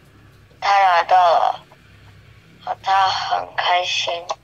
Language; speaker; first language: Chinese; non-native, learner; English